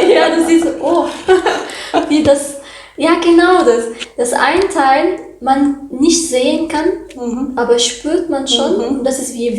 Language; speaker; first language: German; non-native, learner; Arabic